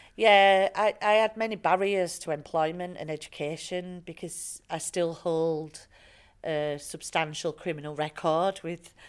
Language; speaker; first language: English; native; English